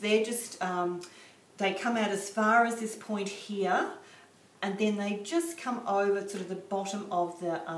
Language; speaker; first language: English; native; English